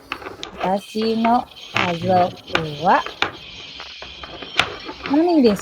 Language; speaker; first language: Japanese; non-native, fluent; Indonesian